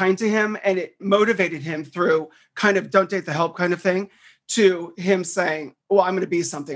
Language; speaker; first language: English; native; English